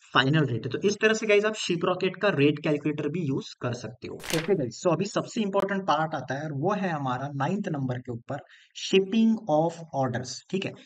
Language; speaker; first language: Hindi; non-native, local second language; Marathi